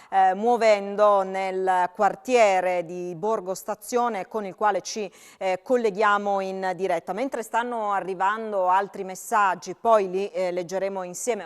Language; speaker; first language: Italian; native; Italian